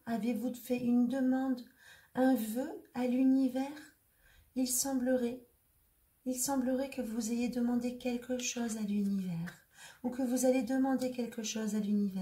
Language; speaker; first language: French; native; French